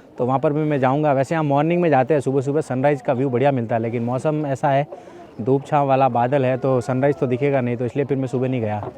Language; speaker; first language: Hindi; native; Hindi